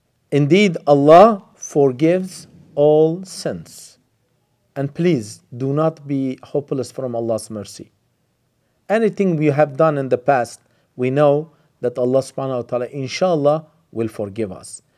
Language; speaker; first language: English; non-native, fluent; Turkish